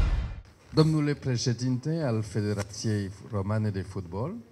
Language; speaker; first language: Romanian; non-native, learner; French